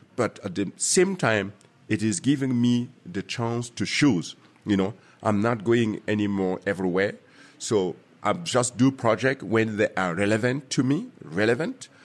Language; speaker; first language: English; non-native, fluent; Mossi